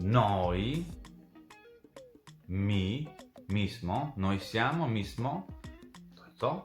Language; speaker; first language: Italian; non-native, fluent; Serbian